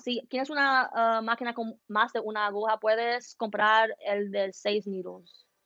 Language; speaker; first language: Spanish; early bilingual, heritage; Spanish